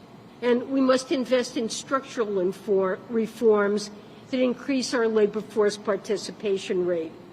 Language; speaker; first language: English; native; English